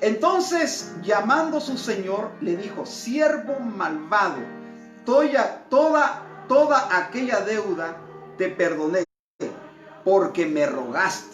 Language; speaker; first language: Spanish; native; Spanish